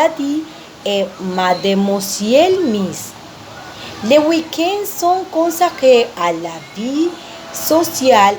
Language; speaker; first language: French; non-native, learner; Spanish